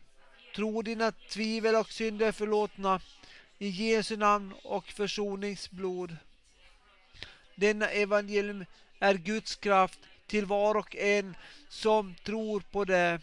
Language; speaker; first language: Swedish; non-native, local second language; Finnish